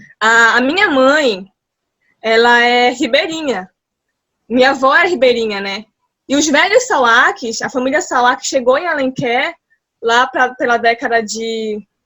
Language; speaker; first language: Portuguese; early bilingual, heritage; Portuguese